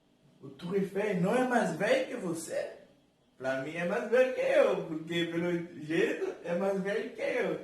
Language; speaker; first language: Portuguese; non-native, fluent; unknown